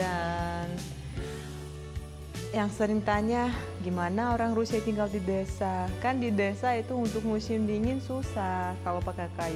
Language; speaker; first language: Indonesian; non-native, fluent; Russian